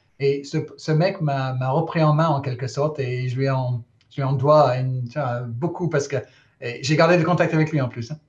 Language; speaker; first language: French; non-native, fluent; English